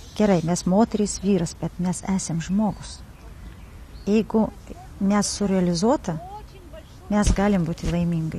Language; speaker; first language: Lithuanian; non-native, learner; Kazakh